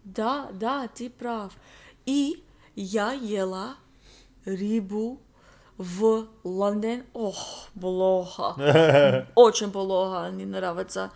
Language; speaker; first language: Russian; non-native, learner; English